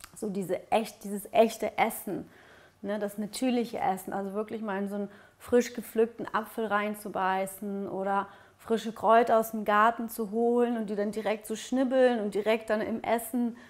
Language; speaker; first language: German; early bilingual, other home language; Russian